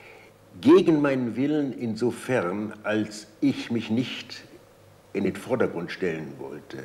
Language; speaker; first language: German; native; German